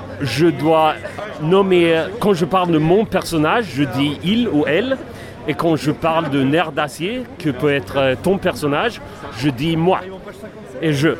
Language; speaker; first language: French; non-native, fluent; Swedish